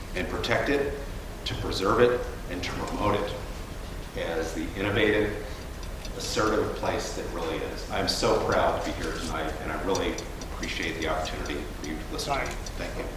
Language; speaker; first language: English; native; English